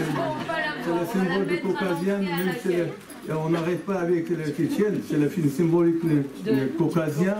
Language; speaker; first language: French; non-native, fluent; Chechen